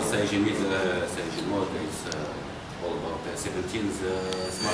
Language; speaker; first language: English; non-native, fluent; Arabic